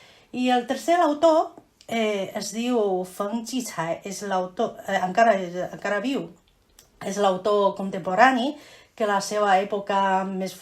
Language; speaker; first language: Catalan; non-native, fluent; Chinese